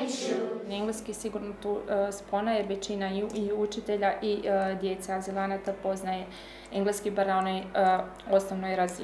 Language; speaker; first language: Croatian; native; Croatian